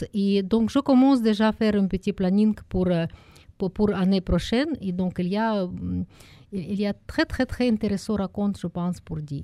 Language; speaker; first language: French; non-native, learner; Russian